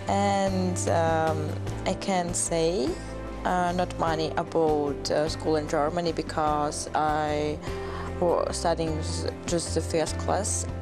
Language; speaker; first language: English; non-native, learner; German